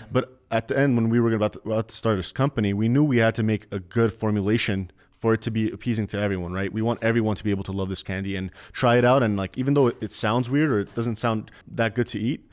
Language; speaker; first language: English; native; English